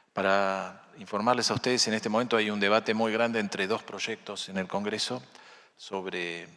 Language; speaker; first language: Spanish; native; Spanish